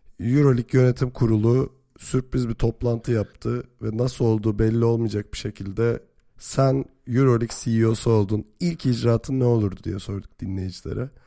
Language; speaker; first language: Turkish; native; Turkish